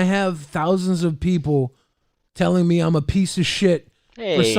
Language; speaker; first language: English; native; English